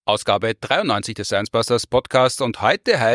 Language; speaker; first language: German; native; German